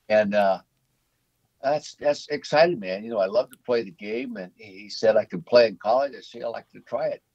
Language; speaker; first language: English; native; English